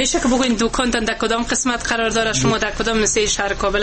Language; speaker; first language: Persian; native; Persian